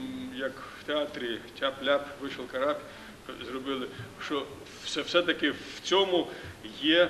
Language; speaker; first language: Ukrainian; native; Ukrainian